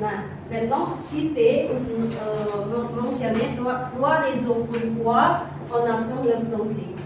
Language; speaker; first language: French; non-native, fluent; Indonesian